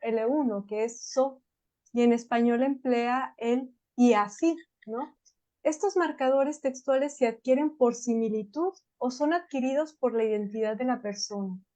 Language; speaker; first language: Spanish; native; Spanish